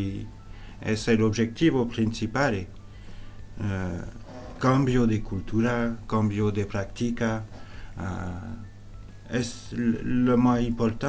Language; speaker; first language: Spanish; non-native, learner; French